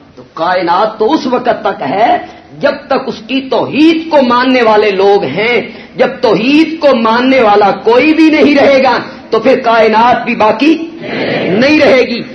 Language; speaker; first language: Urdu; non-native, local second language; Punjabi